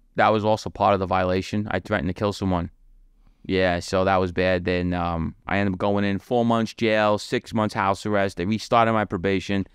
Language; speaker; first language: English; native; English